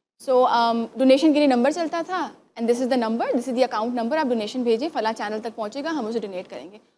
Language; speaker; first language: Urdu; native; Urdu